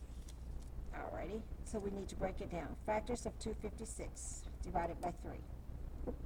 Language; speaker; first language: English; native; English